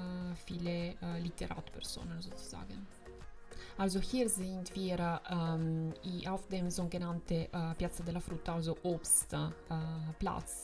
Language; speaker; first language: German; non-native, fluent; Italian